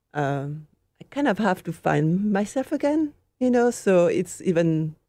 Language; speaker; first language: English; non-native, fluent; French